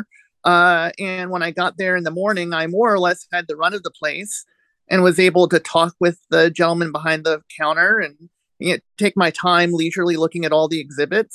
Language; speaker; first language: English; native; English